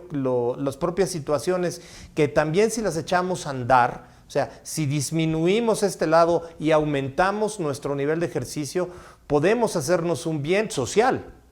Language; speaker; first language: Spanish; native; Spanish